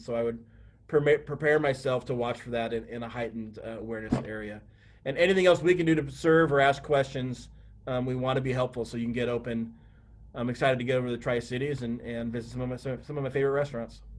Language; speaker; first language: English; native; English